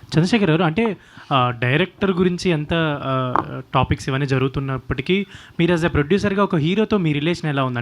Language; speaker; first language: Telugu; native; Telugu